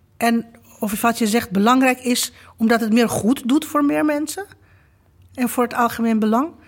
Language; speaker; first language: Dutch; non-native, fluent; Romanian